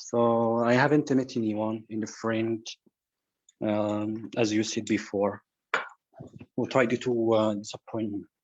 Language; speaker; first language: English; non-native, fluent; Arabic